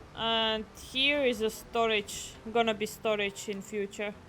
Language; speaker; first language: English; non-native, learner; Estonian